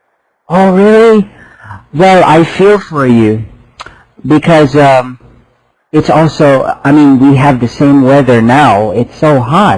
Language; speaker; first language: English; non-native, fluent; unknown